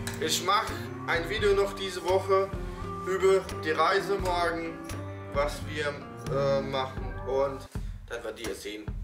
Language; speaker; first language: German; non-native, fluent; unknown